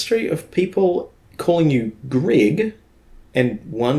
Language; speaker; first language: English; native; English